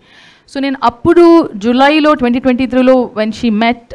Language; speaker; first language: Telugu; non-native, local second language; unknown